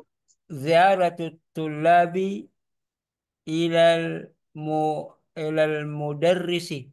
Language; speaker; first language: Arabic; non-native, learner; Indonesian